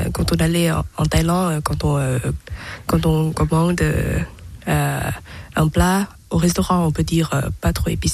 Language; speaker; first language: French; non-native, learner; Thai